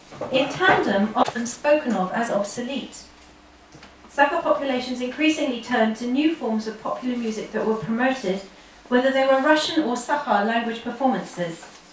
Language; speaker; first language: English; native; English